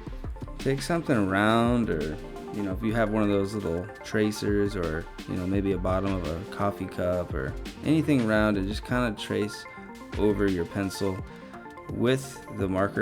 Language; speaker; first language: English; native; English